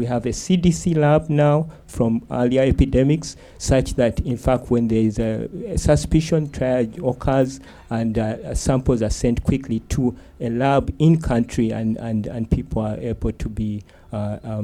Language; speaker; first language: English; non-native, local second language; Ganda